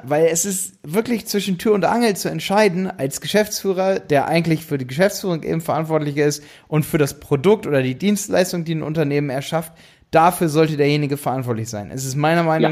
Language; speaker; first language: German; native; German